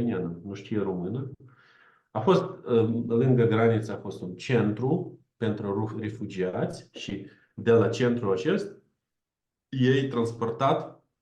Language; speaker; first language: Romanian; non-native, learner; Ukrainian